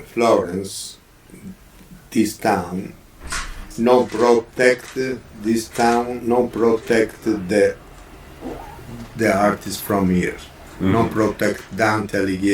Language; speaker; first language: English; non-native, learner; Italian